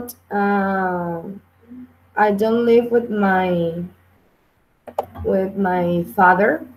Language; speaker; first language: English; non-native, learner; Spanish